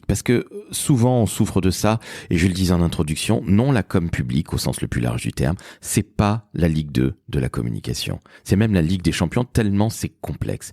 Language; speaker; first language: French; native; French